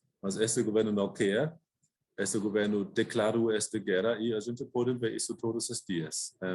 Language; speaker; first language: Portuguese; non-native, fluent; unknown